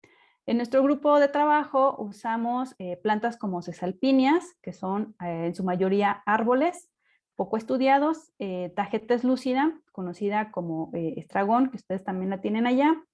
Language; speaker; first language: Spanish; native; Spanish